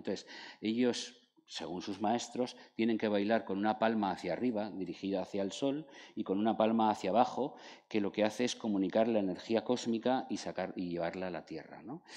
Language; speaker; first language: Spanish; native; Spanish